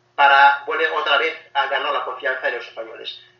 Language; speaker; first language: Spanish; non-native, fluent; Wolof